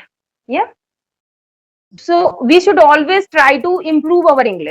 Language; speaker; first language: English; non-native, local second language; Hindi